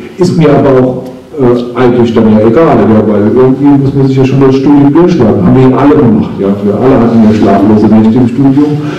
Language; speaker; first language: German; native; German